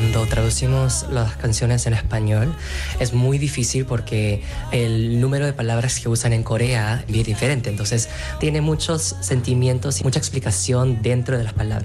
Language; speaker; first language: Spanish; non-native, fluent; Korean